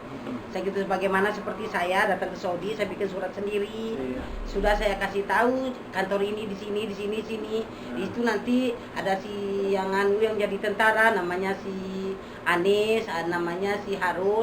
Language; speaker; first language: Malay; non-native, local second language; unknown